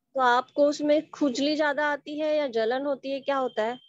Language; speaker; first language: Hindi; native; Hindi